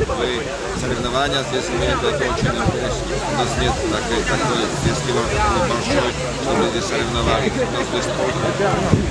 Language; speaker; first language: Russian; non-native, learner; Czech